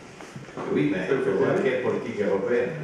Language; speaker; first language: French; non-native, fluent; Italian